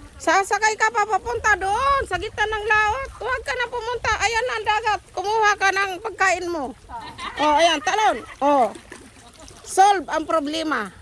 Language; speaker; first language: Filipino; non-native, local second language; Waray